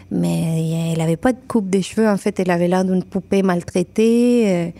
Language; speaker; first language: French; non-native, fluent; Spanish